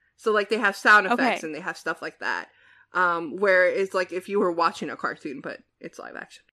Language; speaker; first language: English; native; English